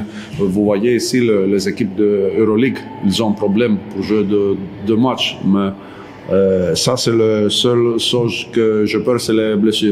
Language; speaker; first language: French; non-native, learner; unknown